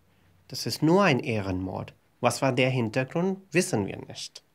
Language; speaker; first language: German; non-native, fluent; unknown